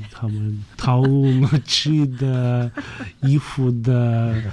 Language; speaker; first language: Chinese; non-native, fluent; Russian